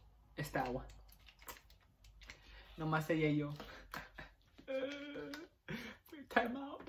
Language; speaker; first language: Spanish; early bilingual, heritage; Spanish